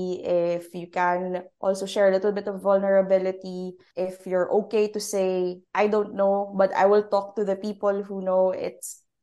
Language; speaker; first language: English; non-native, local second language; Filipino